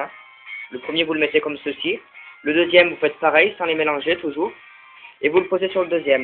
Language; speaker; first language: French; native; French